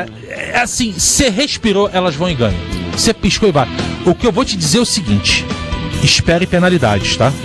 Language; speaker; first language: Portuguese; native; Portuguese